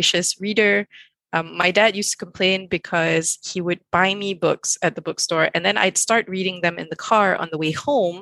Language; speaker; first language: English; non-native, local second language; Malay